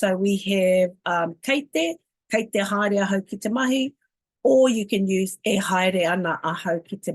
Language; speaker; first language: Māori; non-native, local second language; English